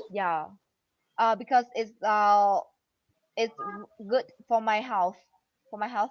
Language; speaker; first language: English; non-native, learner; Vietnamese